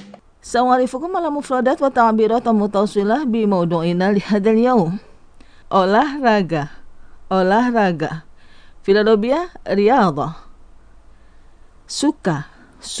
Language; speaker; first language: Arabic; non-native, fluent; Indonesian